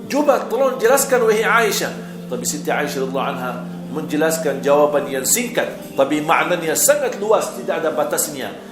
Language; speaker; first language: Malay; non-native, fluent; Arabic